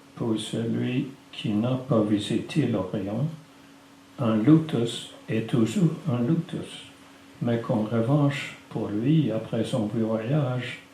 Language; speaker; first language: French; non-native, learner; Swedish